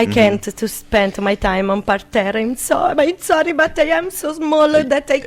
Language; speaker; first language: English; non-native, learner; Italian